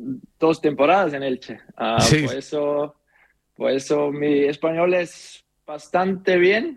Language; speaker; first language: Spanish; non-native, learner; German